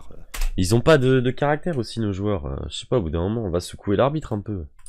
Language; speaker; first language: French; native; French